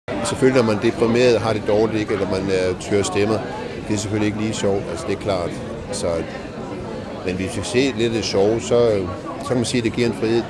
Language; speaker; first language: Danish; native; Danish